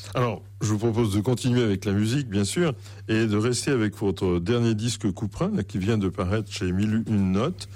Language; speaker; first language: French; native; French